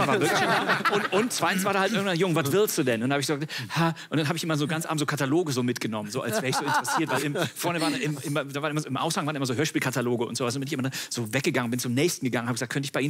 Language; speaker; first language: German; native; German